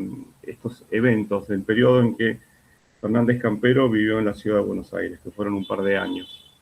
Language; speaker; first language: Spanish; native; Spanish